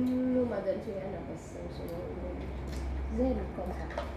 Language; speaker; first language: Arabic; non-native, learner; Indonesian